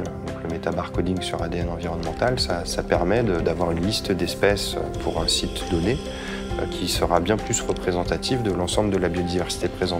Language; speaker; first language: French; native; French